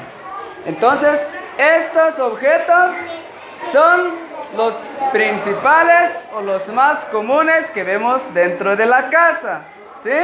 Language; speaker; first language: Spanish; non-native, local second language; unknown